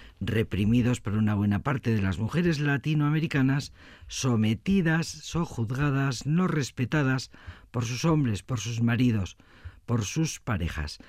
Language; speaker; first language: Spanish; native; Spanish